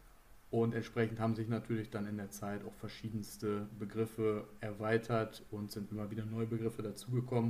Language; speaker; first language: German; native; German